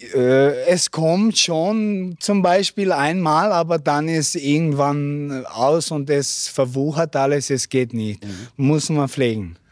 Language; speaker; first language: German; non-native, learner; Slovenian